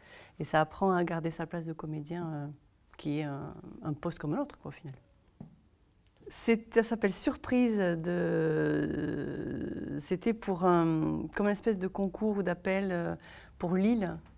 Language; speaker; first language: French; native; French